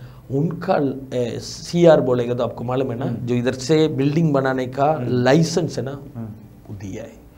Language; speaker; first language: Hindi; non-native, local second language; Tamil